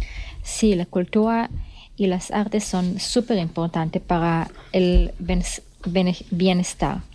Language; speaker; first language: Spanish; non-native, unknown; Hebrew